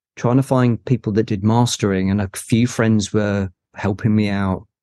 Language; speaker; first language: English; native; English